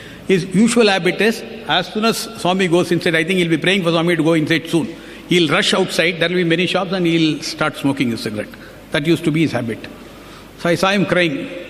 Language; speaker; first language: English; non-native, local second language; Tamil